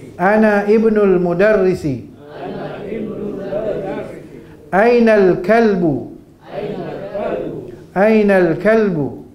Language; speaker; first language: Arabic; non-native, fluent; Malay